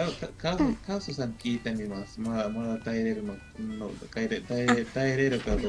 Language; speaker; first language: Japanese; non-native, learner; Spanish